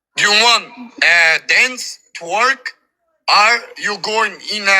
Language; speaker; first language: English; non-native, learner; Albanian